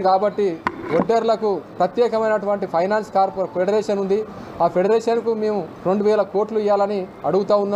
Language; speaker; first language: Telugu; native; Telugu